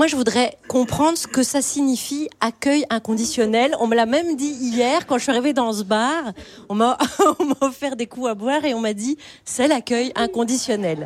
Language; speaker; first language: French; native; French